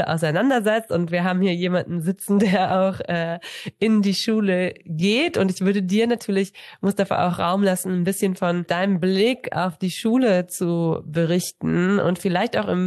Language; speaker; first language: German; native; German